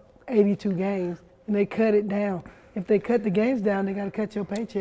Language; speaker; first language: English; native; English